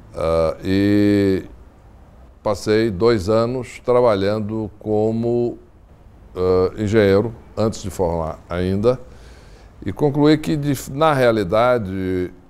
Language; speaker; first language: Portuguese; native; Portuguese